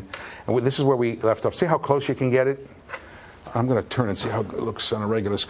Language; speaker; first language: English; native; English